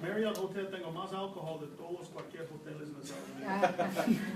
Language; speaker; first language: Spanish; non-native, learner; English